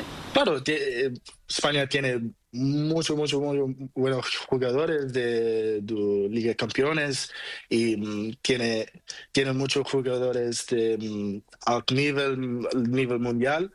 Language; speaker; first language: Spanish; non-native, learner; Portuguese